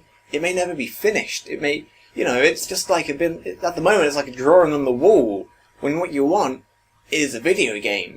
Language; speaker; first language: English; native; English